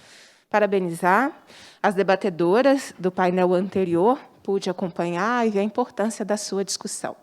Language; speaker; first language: Portuguese; native; Portuguese